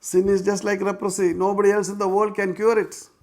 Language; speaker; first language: English; non-native, local second language; Malayalam